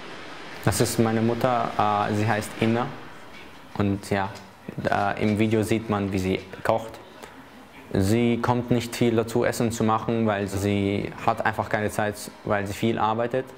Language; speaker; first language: German; early bilingual, other home language; Chechen